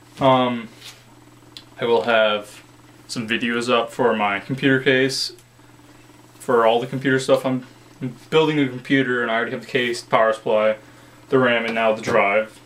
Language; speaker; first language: English; native; English